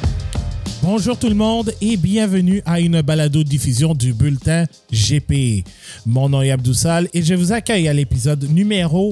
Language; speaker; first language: French; native; French